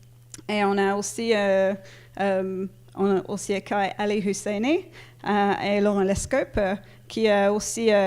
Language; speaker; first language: French; non-native, fluent; English